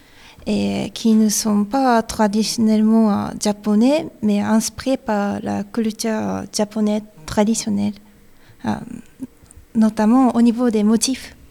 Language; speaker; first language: French; non-native, learner; Japanese